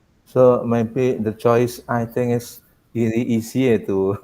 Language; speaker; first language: English; non-native, learner; Indonesian